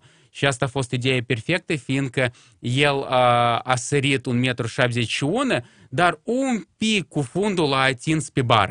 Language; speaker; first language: Romanian; non-native, local second language; Russian